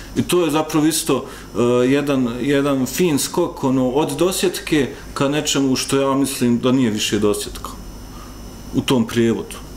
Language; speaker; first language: Croatian; native; Croatian